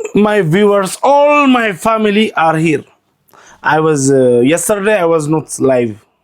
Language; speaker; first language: English; non-native, learner; Amharic